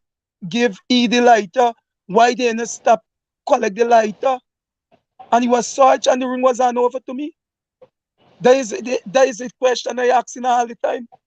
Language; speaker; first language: English; native; English